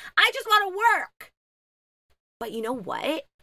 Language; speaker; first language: English; native; English